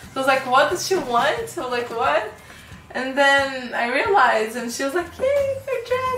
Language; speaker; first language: English; non-native, fluent; Portuguese